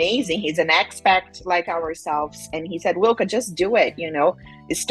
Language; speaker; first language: English; non-native, fluent; Portuguese